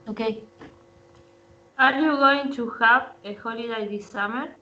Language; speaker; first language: English; non-native, learner; Spanish